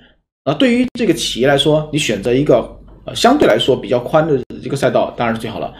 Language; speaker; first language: Chinese; native; Chinese